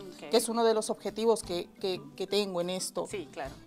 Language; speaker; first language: Spanish; native; Spanish